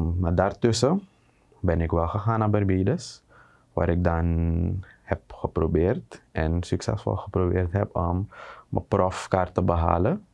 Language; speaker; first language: Dutch; native; Dutch